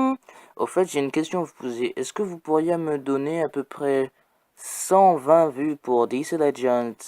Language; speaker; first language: French; native; French